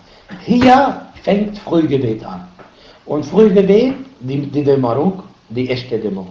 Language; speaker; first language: German; non-native, fluent; Arabic